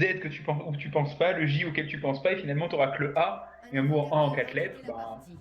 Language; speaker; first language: French; native; French